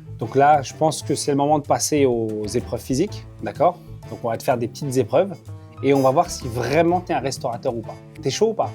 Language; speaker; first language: French; native; French